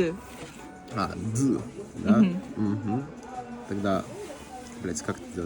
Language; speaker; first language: Russian; native; Russian